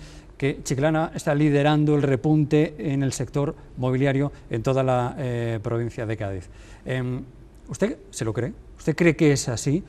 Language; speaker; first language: Spanish; native; Spanish